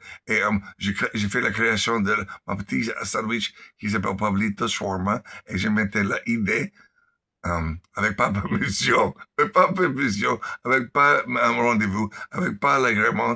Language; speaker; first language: French; non-native, learner; English